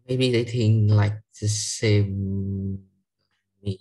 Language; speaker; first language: English; non-native, learner; Vietnamese